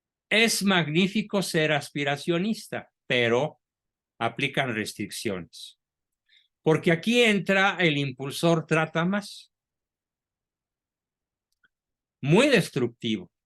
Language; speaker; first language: Spanish; native; Spanish